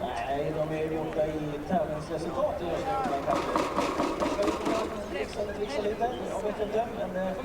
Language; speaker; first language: Swedish; native; Swedish